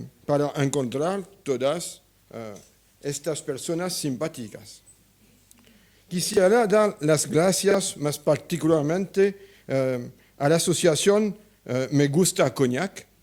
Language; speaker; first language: Spanish; non-native, learner; French